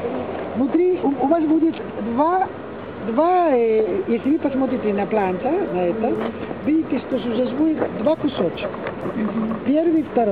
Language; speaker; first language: Russian; non-native, learner; Italian